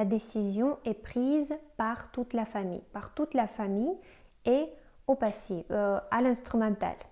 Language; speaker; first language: French; non-native, fluent; Russian